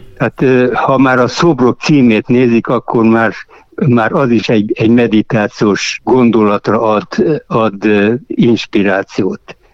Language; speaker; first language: Hungarian; native; Hungarian